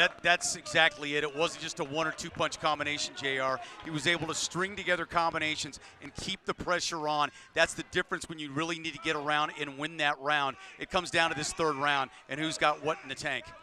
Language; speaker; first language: English; native; English